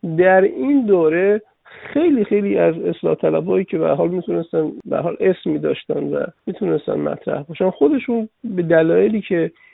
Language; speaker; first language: Persian; native; Persian